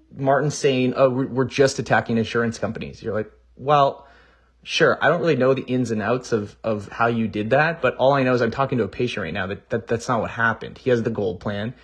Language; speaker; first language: English; native; English